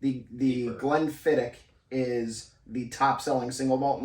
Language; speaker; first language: English; native; English